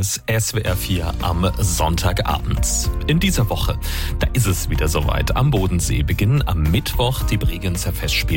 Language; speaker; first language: German; native; German